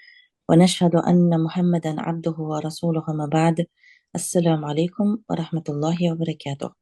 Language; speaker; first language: Arabic; non-native, fluent; Uzbek